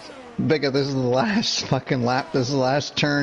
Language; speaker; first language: English; native; English